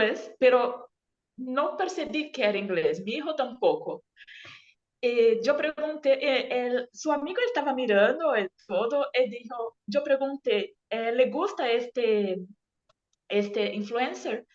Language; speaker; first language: Spanish; non-native, learner; Portuguese